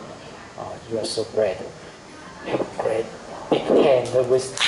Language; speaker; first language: English; non-native, learner; Chinese